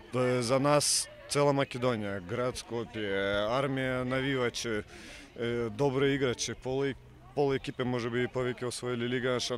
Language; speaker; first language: Macedonian; non-native, fluent; Russian